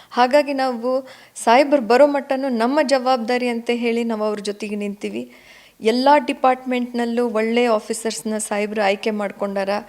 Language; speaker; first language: Kannada; native; Kannada